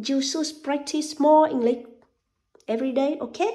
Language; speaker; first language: English; non-native, learner; Vietnamese